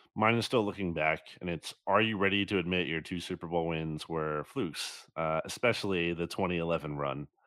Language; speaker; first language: English; native; English